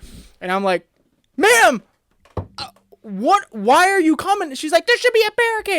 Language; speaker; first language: English; native; English